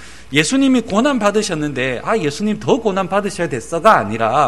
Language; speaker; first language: Korean; native; Korean